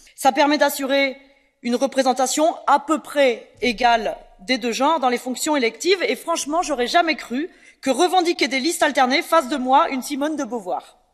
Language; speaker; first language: French; native; French